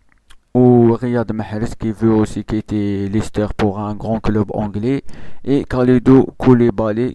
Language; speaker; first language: French; non-native, local second language; Arabic